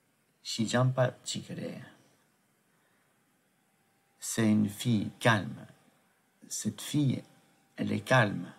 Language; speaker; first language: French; non-native, fluent; Tibetan